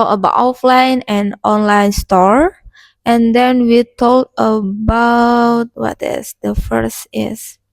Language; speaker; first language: English; non-native, learner; Indonesian